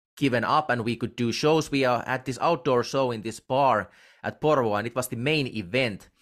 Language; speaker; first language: English; non-native, fluent; Finnish